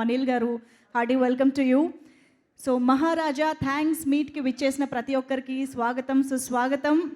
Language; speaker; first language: Telugu; native; Telugu